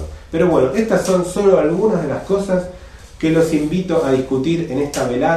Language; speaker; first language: Spanish; native; Spanish